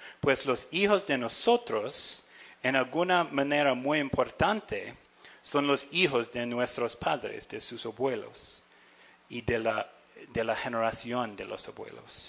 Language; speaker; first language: Spanish; non-native, fluent; English